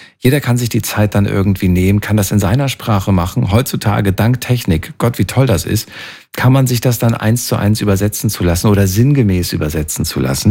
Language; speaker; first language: German; native; German